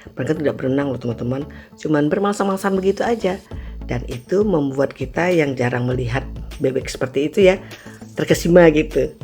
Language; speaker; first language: Indonesian; native; Indonesian